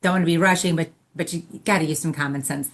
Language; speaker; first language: English; native; English